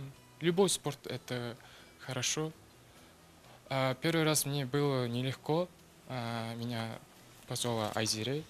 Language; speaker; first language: Russian; non-native, local second language; Kazakh